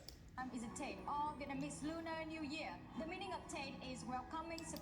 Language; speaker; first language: English; non-native, learner; Vietnamese